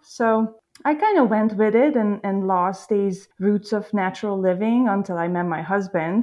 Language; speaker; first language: English; non-native, fluent; Hungarian